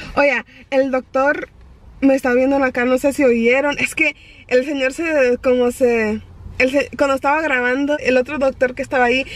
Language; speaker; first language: Spanish; early bilingual, heritage; Spanish